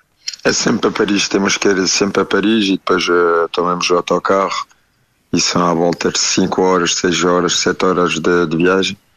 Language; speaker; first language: Portuguese; early bilingual, heritage; French